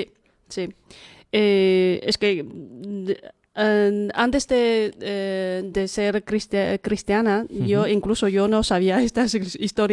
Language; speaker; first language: Spanish; non-native, fluent; Chinese